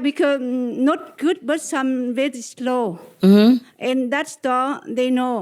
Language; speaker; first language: English; non-native, learner; Vietnamese